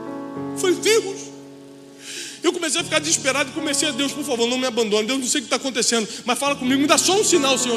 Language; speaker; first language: Portuguese; native; Portuguese